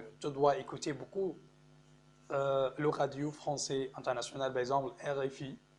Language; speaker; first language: French; non-native, fluent; Arabic